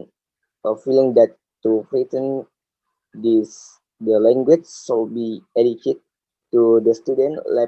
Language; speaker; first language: English; non-native, learner; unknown